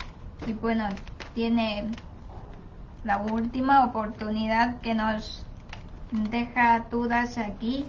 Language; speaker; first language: Spanish; non-native, learner; Chinese